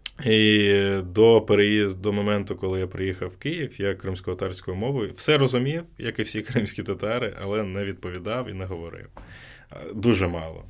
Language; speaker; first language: Ukrainian; non-native, local second language; Crimean Tatar